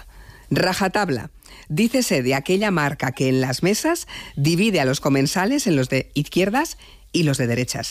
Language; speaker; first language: Spanish; native; Spanish